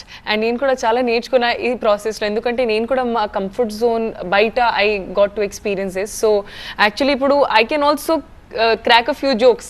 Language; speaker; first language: Telugu; non-native, fluent; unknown